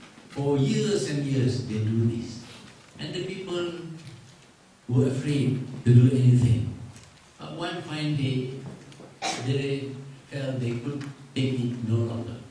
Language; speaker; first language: English; non-native, local second language; Malay